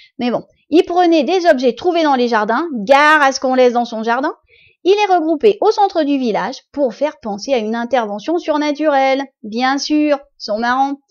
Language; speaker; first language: French; native; French